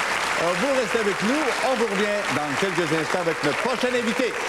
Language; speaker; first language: French; native; French